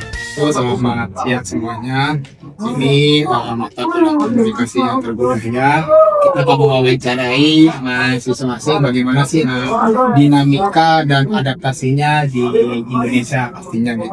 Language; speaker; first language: Indonesian; native; Indonesian